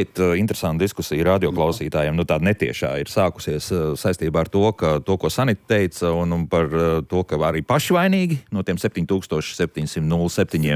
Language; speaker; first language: Latvian; native; Latvian